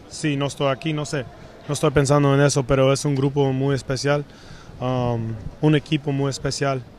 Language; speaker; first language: Spanish; early bilingual, heritage; English